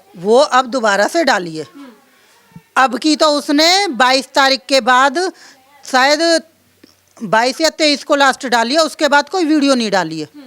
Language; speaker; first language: Hindi; native; Hindi